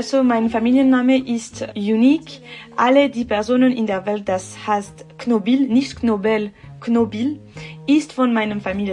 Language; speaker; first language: German; non-native, learner; French